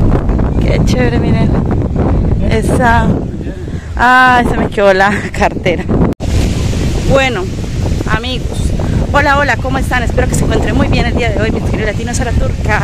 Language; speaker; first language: Spanish; native; Spanish